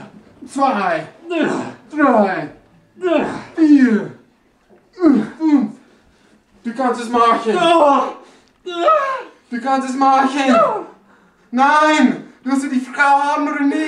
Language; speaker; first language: German; non-native, learner; English